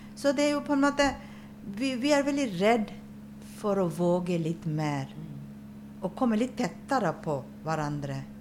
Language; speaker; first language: Norwegian; non-native, fluent; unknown